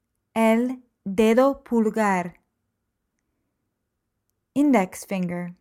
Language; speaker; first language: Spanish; non-native, fluent; English